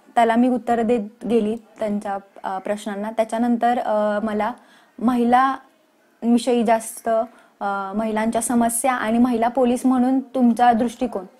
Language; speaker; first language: Marathi; native; Marathi